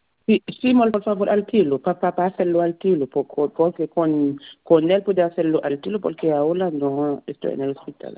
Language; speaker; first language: Spanish; non-native, learner; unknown